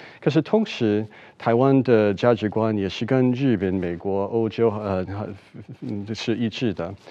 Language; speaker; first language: Chinese; non-native, fluent; English